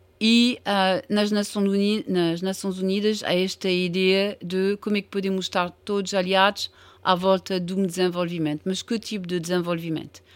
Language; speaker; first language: Portuguese; non-native, fluent; French